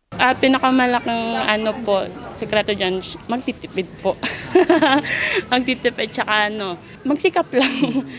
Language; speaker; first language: Filipino; non-native, local second language; Maranao